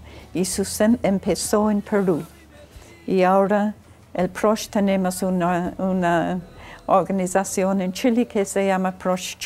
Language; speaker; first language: Spanish; non-native, fluent; English